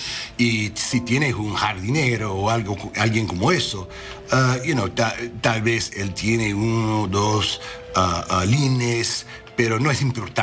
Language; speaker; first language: Spanish; non-native, learner; English